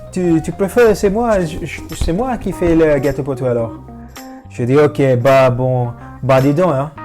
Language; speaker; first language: French; non-native, fluent; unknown